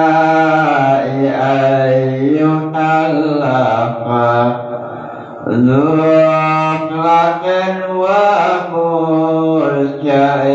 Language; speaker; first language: Arabic; non-native, fluent; Javanese